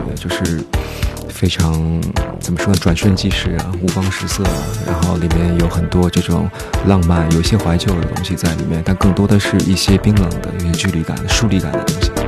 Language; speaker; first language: Chinese; native; Chinese